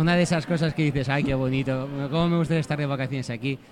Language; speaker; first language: Spanish; native; Spanish